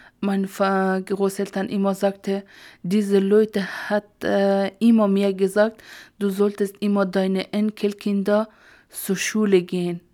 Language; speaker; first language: German; non-native, learner; Persian